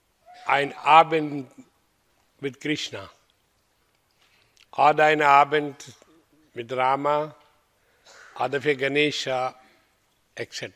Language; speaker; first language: German; non-native, fluent; Hindi